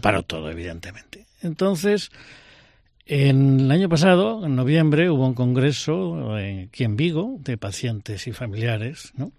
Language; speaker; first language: Spanish; native; Spanish